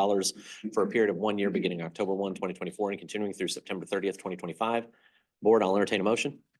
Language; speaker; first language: English; native; English